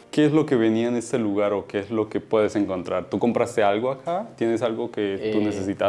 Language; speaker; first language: Spanish; native; Spanish